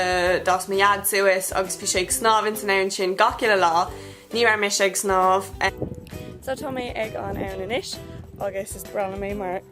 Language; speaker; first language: Irish; non-native, local second language; English